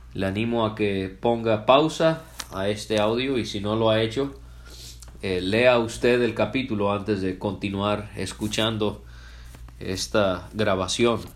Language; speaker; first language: Spanish; early bilingual, other home language; English